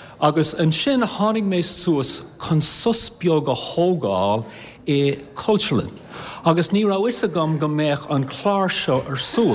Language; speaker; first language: Irish; non-native, learner; English